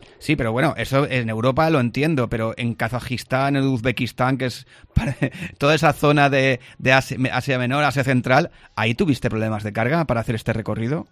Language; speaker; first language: Spanish; native; Spanish